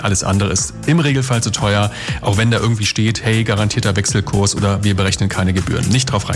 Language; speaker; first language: German; native; German